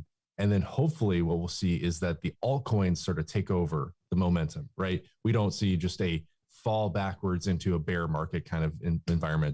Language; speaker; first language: English; native; English